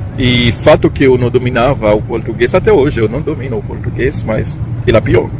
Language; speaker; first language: Portuguese; non-native, fluent; Haitian Creole